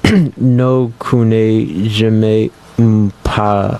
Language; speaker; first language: French; non-native, learner; English